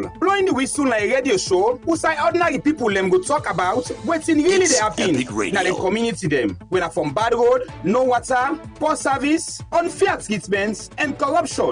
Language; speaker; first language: English; non-native, local second language; Krio